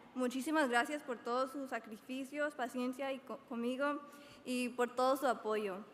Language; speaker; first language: Spanish; early bilingual, other home language; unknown